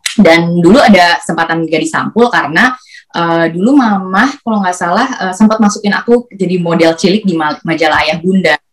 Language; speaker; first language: Indonesian; native; Indonesian